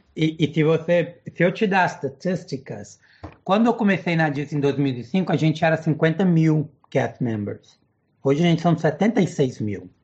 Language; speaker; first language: Portuguese; non-native, fluent; English